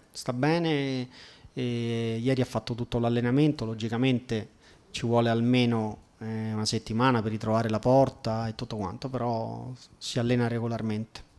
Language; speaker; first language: Italian; native; Italian